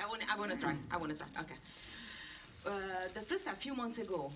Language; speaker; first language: English; non-native, learner; Italian